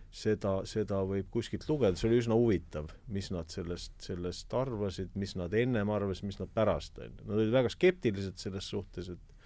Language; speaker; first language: Estonian; native; Estonian